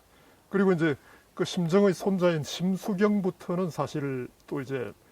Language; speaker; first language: Korean; native; Korean